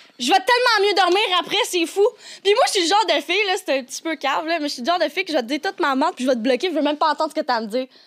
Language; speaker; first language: French; native; French